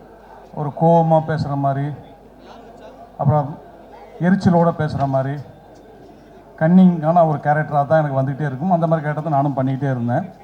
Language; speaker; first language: Tamil; native; Tamil